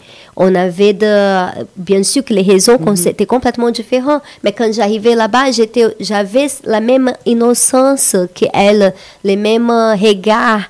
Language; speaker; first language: French; non-native, fluent; Portuguese